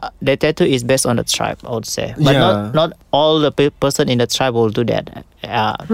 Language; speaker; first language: English; non-native, local second language; Malay